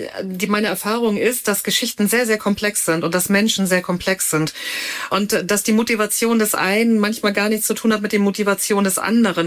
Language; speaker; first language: German; native; German